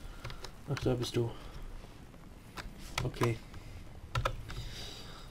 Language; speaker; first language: German; native; German